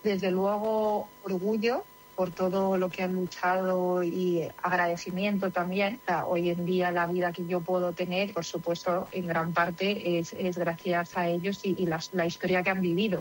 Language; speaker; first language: Spanish; native; Spanish